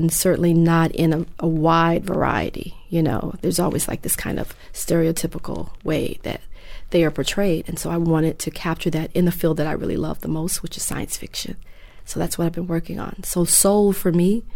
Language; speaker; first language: English; native; English